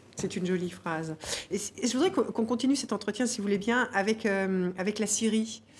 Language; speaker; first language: French; native; French